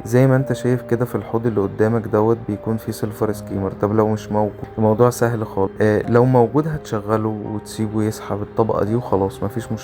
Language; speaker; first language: Arabic; native; Arabic